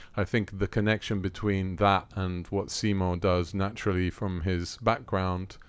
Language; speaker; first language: English; early bilingual, other home language; Italian